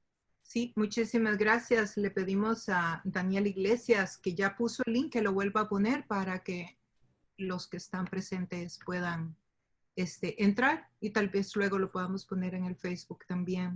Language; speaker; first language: Spanish; native; Spanish